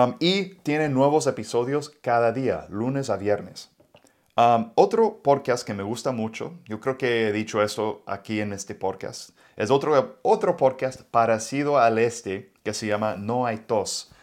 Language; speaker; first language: Spanish; non-native, fluent; English